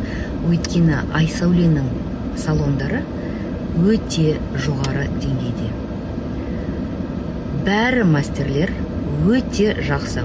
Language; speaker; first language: Kazakh; non-native, local second language; Russian